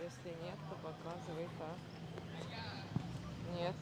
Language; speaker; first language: Russian; native; Russian